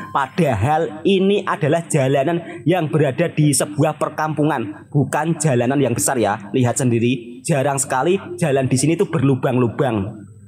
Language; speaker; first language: Indonesian; native; Indonesian